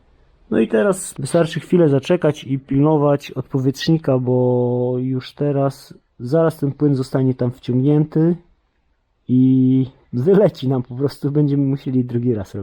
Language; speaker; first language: Polish; native; Polish